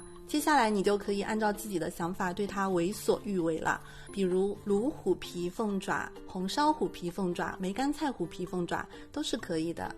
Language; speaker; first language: Chinese; native; Chinese